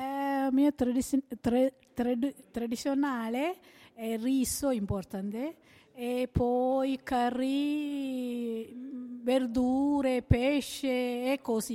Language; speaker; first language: Italian; non-native, learner; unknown